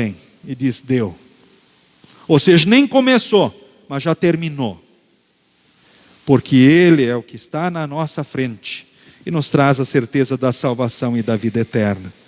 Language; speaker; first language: Portuguese; native; Portuguese